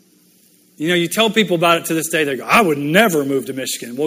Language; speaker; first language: English; native; English